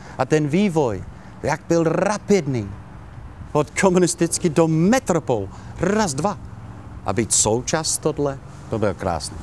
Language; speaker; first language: Czech; non-native, learner; Italian